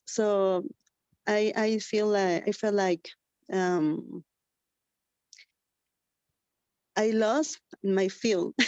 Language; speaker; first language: English; non-native, learner; Spanish